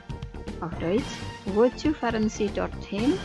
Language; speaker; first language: German; non-native, fluent; Indonesian